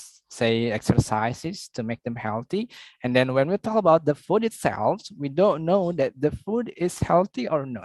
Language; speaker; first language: English; non-native, learner; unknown